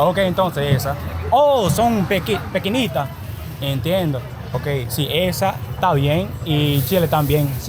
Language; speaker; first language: Spanish; non-native, learner; English